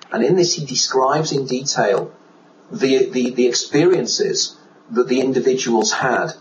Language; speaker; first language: English; native; English